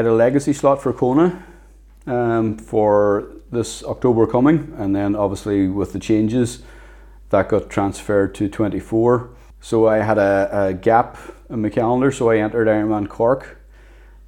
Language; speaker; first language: English; native; English